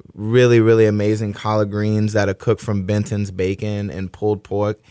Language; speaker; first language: English; native; English